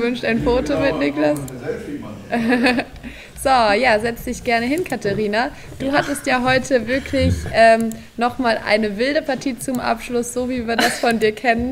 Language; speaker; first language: German; native; German